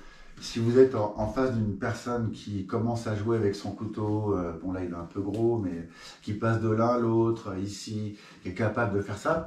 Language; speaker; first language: French; native; French